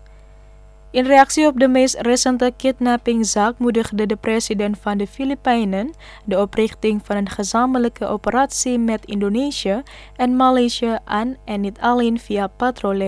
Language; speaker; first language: Dutch; non-native, fluent; Indonesian